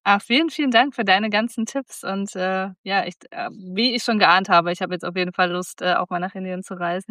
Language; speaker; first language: German; native; German